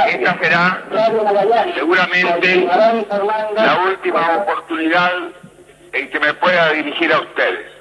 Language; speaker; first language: Spanish; native; Spanish